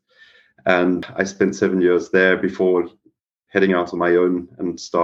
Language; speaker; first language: English; native; English